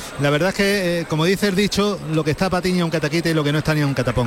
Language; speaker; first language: Spanish; native; Spanish